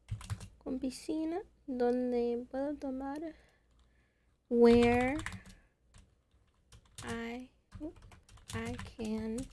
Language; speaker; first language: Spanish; non-native, fluent; English